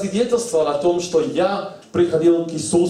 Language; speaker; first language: Russian; native; Russian